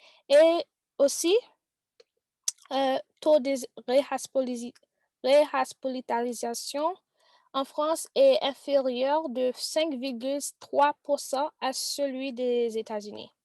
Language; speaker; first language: French; non-native, learner; English